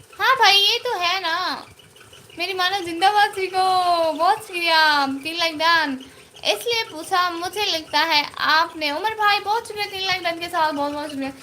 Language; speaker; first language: Urdu; non-native, local second language; Saraiki